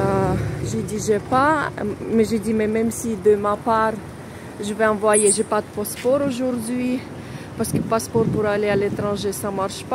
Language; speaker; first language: French; non-native, fluent; Russian